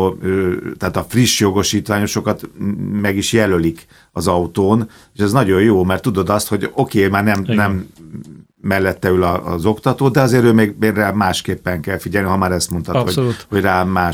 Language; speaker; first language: Hungarian; native; Hungarian